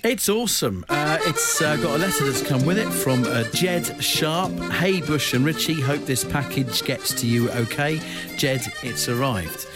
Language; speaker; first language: English; native; English